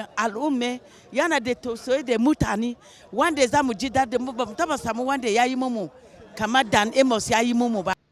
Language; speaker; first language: Hausa; non-native, local second language; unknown